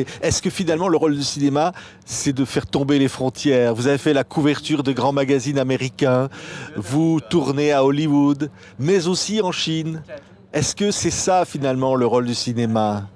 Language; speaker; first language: French; native; French